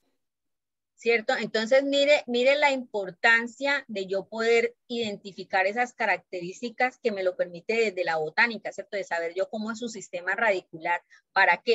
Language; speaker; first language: Spanish; native; Spanish